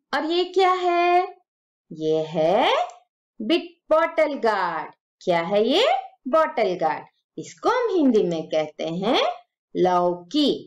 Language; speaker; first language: Hindi; native; Hindi